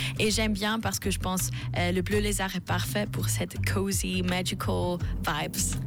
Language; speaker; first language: French; non-native, learner; German